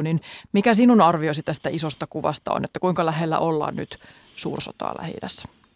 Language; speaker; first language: Finnish; native; Finnish